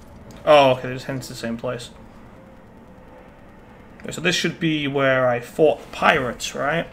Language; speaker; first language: English; native; English